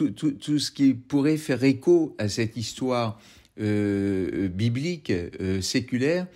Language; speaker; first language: French; native; French